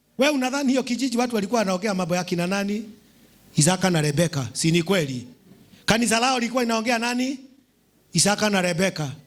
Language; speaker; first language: Swahili; non-native, local second language; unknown